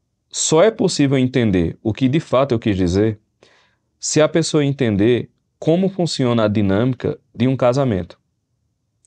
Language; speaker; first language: Portuguese; native; Portuguese